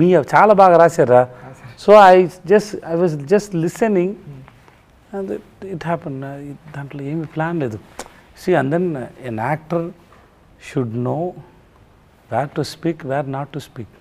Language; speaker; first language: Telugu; non-native, learner; Tamil